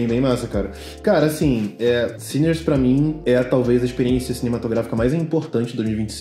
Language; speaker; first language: Portuguese; native; Portuguese